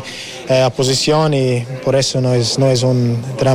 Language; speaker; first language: Spanish; non-native, learner; English